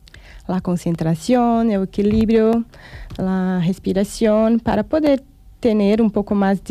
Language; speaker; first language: Spanish; non-native, learner; Portuguese